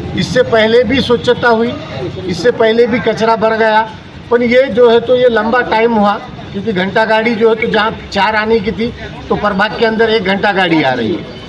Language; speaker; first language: Hindi; native; Hindi